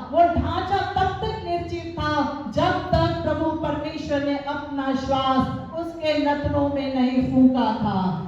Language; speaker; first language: Hindi; native; Hindi